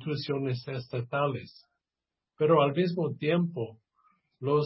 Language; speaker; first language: Spanish; non-native, fluent; English